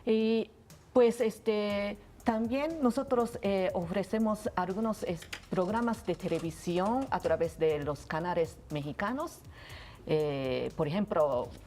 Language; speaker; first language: Spanish; non-native, learner; Japanese